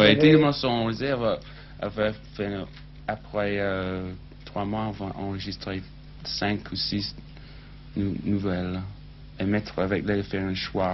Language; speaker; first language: French; non-native, learner; English